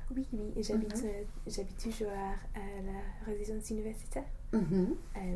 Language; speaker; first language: French; non-native, fluent; English